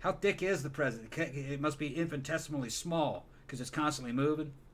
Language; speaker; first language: English; native; English